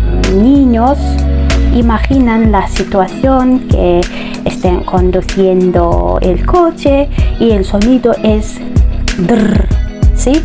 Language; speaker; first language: Spanish; non-native, fluent; Russian